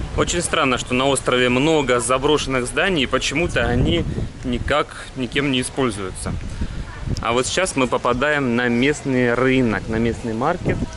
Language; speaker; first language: Russian; native; Russian